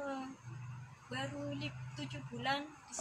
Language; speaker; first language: Indonesian; non-native, local second language; Madurese